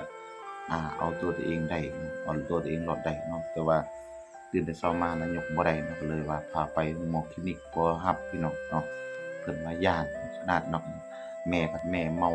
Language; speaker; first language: Thai; non-native, local second language; Lao